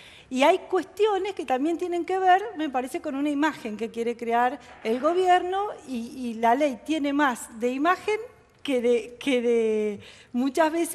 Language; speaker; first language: Spanish; native; Spanish